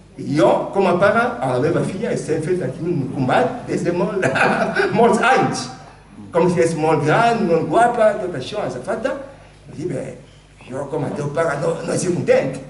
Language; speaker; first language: Catalan; non-native, fluent; Lingala